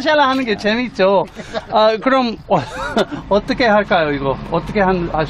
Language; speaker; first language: Korean; non-native, fluent; English